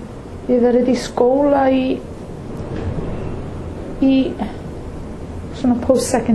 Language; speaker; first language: Icelandic; non-native, learner; English